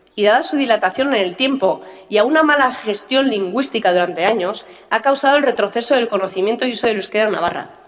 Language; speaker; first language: Spanish; native; Spanish